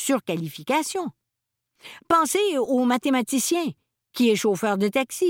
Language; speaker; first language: French; native; French